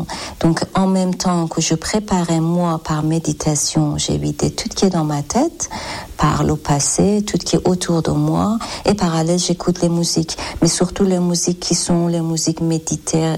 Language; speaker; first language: French; non-native, learner; Persian